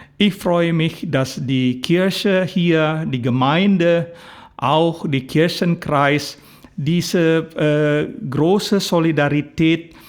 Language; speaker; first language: German; non-native, learner; Indonesian